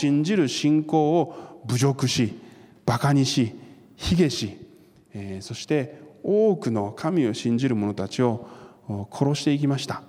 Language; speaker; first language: Japanese; non-native, fluent; Korean